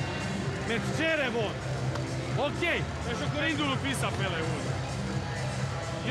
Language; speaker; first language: Hungarian; non-native, fluent; Serbian